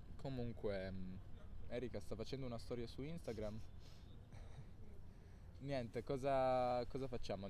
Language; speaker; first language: Italian; native; Italian